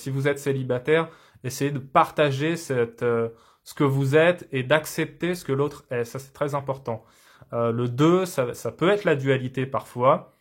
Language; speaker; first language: French; native; French